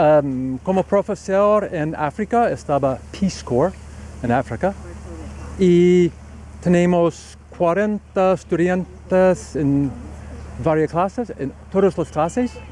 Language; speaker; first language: Spanish; non-native, learner; English